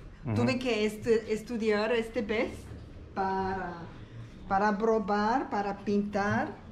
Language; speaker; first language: Spanish; non-native, learner; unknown